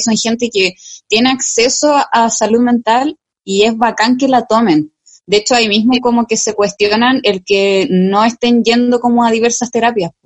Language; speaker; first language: Spanish; native; Spanish